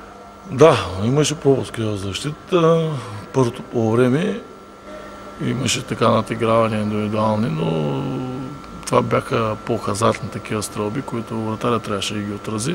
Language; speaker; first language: Bulgarian; native; Bulgarian